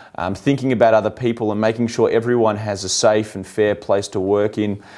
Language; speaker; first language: English; native; English